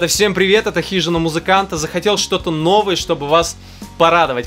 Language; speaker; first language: Russian; native; Russian